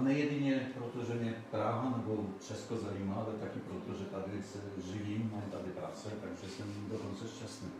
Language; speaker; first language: Czech; non-native, fluent; Polish